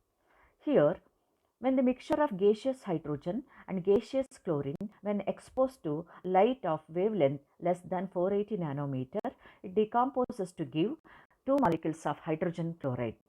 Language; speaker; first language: English; non-native, local second language; Kannada